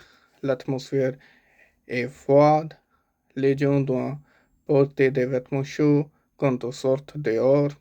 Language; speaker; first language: French; non-native, learner; Punjabi